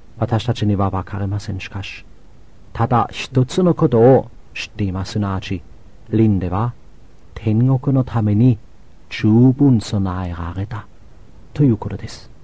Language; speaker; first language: Japanese; non-native, fluent; German